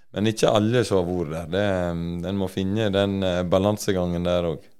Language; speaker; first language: Norwegian; native; Norwegian